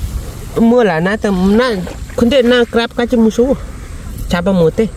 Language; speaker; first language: Korean; non-native, learner; Nepali